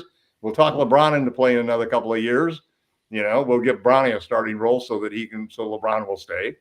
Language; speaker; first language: English; native; English